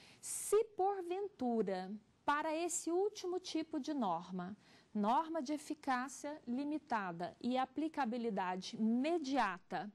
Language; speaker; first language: Portuguese; native; Portuguese